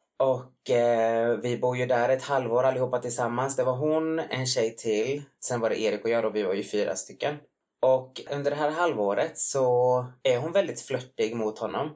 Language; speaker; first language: Swedish; native; Swedish